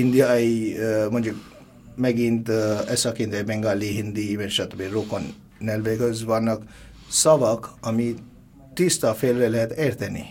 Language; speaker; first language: Hungarian; non-native, fluent; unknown